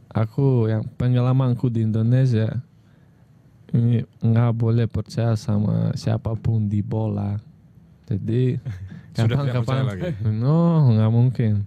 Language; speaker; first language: Indonesian; non-native, fluent; Russian